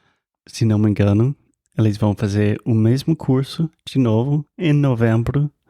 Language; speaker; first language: Portuguese; non-native, fluent; English